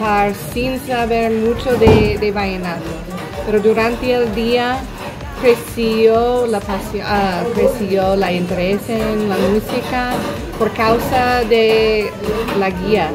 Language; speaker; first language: Spanish; non-native, fluent; English